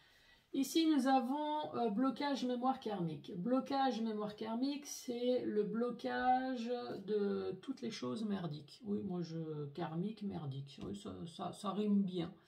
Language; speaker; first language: French; native; French